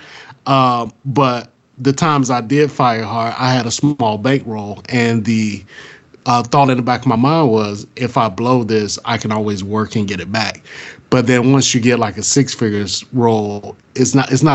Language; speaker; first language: English; native; English